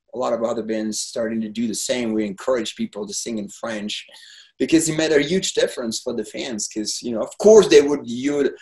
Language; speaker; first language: English; non-native, fluent; French